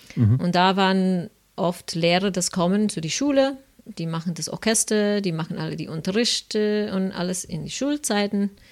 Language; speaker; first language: German; non-native, fluent; English